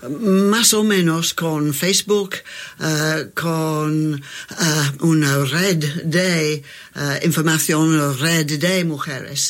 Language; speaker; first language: Spanish; non-native, learner; English